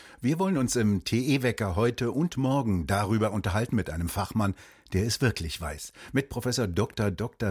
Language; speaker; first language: German; native; German